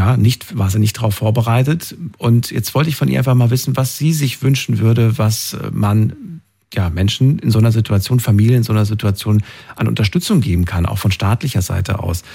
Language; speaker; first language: German; native; German